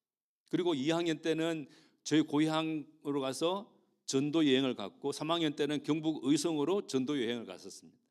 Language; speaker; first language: Korean; native; Korean